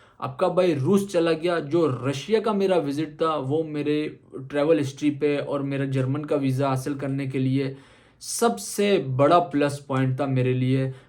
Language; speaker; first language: Urdu; native; Urdu